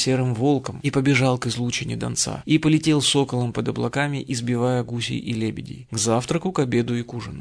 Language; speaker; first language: Russian; native; Russian